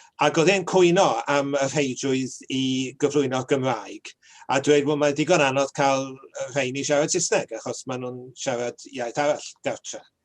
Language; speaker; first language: Welsh; native; Welsh